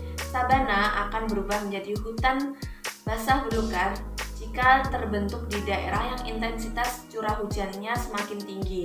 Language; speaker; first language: Indonesian; native; Indonesian